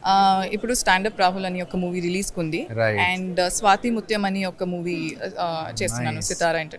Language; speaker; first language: Telugu; non-native, local second language; Kodava